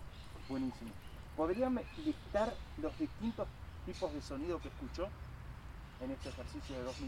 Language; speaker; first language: Spanish; native; Spanish